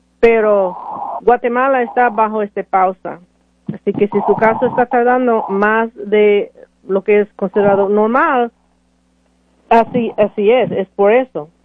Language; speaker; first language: Spanish; early bilingual, heritage; Spanish